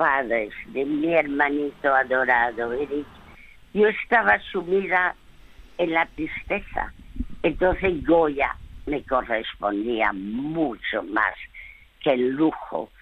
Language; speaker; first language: Spanish; early bilingual, other home language; French